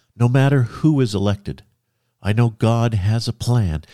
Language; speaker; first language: English; native; English